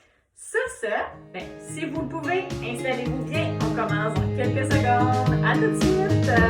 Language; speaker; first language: French; native; French